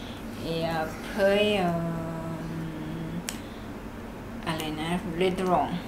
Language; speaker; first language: French; non-native, learner; Thai